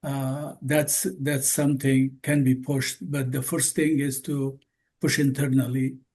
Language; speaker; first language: English; non-native, fluent; Persian